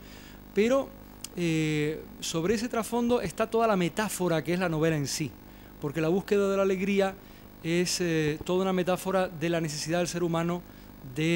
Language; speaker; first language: Spanish; native; Spanish